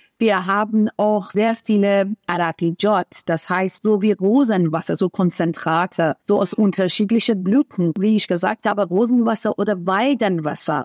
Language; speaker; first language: German; non-native, fluent; Persian